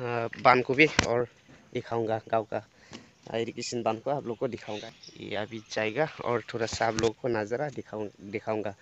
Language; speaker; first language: Hindi; non-native, local second language; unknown